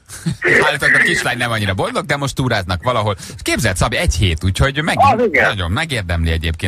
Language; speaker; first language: Hungarian; native; Hungarian